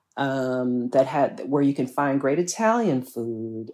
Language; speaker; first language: English; native; English